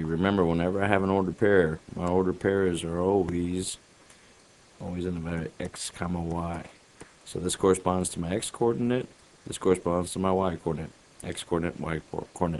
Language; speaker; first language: English; native; English